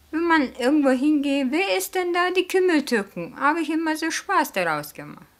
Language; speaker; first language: German; non-native, fluent; Turkish